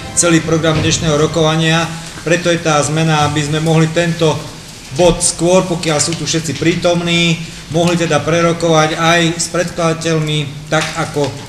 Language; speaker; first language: Slovak; native; Slovak